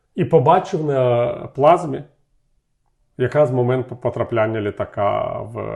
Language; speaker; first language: Ukrainian; native; Ukrainian